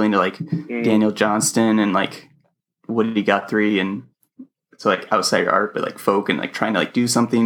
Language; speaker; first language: English; native; English